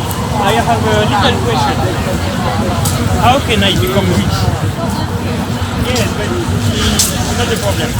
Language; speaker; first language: English; non-native, learner; French